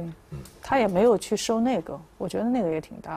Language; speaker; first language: Chinese; native; Chinese